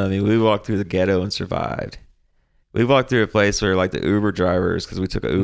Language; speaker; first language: English; native; English